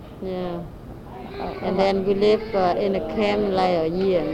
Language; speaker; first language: English; non-native, learner; Vietnamese